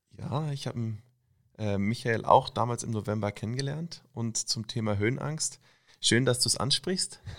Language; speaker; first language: German; native; German